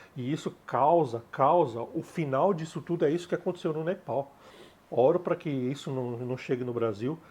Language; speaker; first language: Portuguese; native; Portuguese